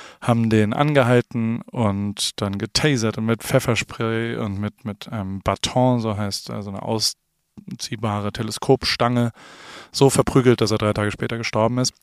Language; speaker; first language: German; native; German